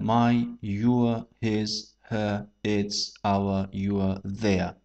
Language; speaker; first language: English; non-native, fluent; Turkish